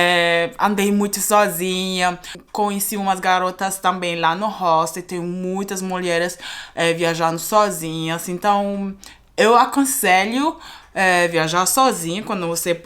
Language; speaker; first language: Portuguese; non-native, fluent; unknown